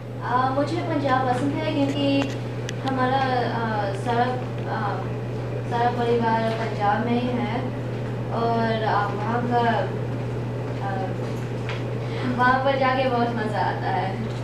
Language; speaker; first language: Hindi; early bilingual, heritage; Hindi